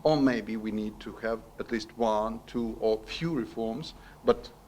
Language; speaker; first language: English; non-native, learner; Ukrainian